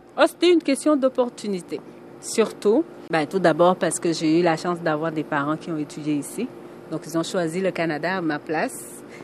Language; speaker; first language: French; non-native, local second language; Wolof